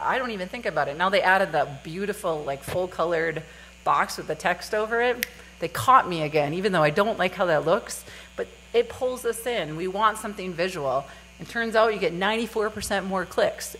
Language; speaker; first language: English; native; English